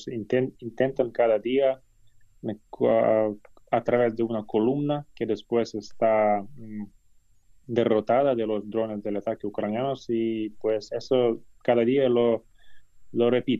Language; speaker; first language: Spanish; non-native, fluent; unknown